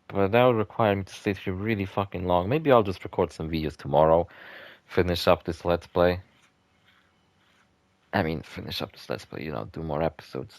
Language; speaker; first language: English; non-native, fluent; Polish